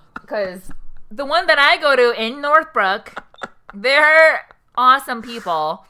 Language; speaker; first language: English; early bilingual, other home language; Korean